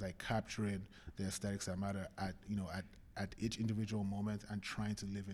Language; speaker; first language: English; non-native, local second language; Yoruba